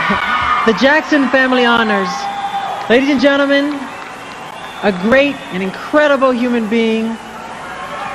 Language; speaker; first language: English; native; English